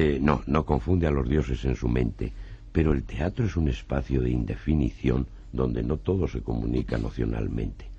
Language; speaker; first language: Spanish; native; Spanish